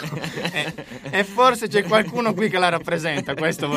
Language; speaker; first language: Italian; native; Italian